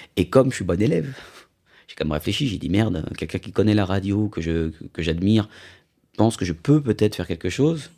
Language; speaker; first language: French; native; French